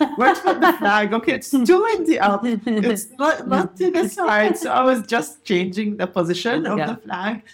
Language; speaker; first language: English; non-native, fluent; Arabic